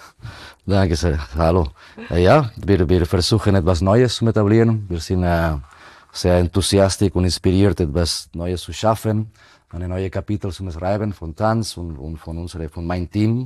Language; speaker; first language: German; non-native, fluent; Spanish